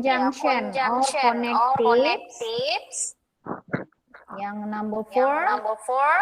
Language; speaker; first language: English; non-native, fluent; Indonesian